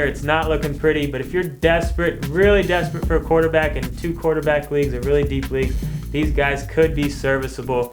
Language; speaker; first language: English; native; English